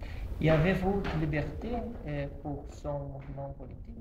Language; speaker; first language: French; non-native, learner; Portuguese